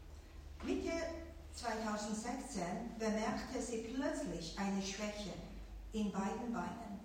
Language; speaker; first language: German; non-native, fluent; Chinese